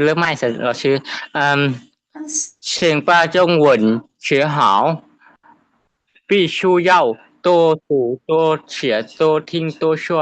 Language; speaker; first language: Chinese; non-native, learner; Lao